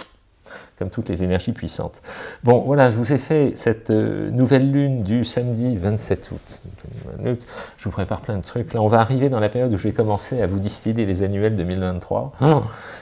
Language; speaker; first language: French; native; French